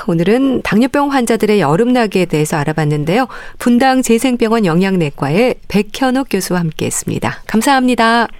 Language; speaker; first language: Korean; native; Korean